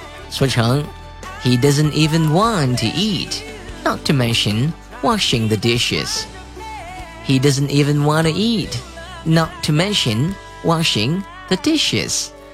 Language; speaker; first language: English; non-native, fluent; Chinese